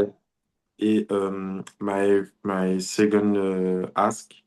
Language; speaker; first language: English; non-native, learner; French